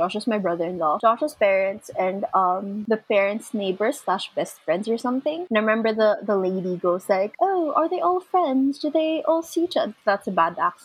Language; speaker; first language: English; non-native, local second language; Filipino